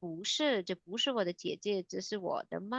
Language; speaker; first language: Chinese; non-native, fluent; Hindi